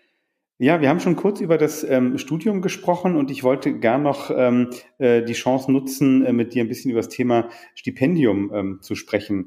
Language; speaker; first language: German; native; German